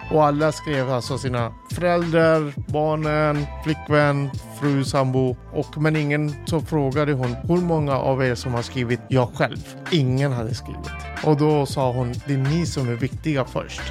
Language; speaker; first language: Swedish; non-native, fluent; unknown